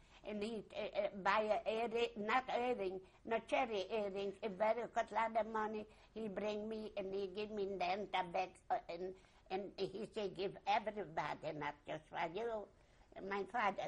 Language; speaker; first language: English; non-native, learner; Yiddish